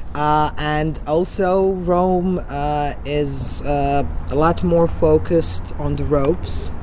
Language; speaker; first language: English; non-native, fluent; Serbian